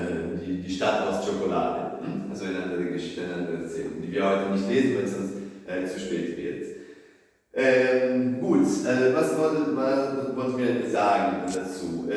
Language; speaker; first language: German; non-native, fluent; Italian